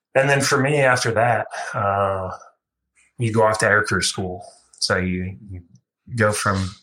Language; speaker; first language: English; native; English